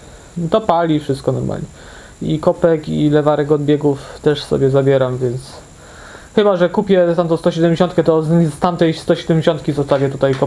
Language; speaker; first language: Polish; native; Polish